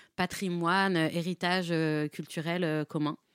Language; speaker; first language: French; native; French